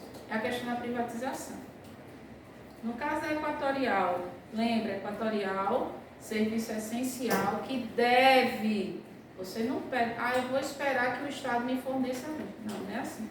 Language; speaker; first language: Portuguese; native; Portuguese